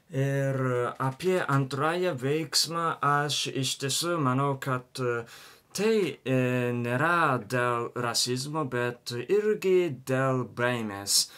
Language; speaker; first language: Lithuanian; non-native, learner; Japanese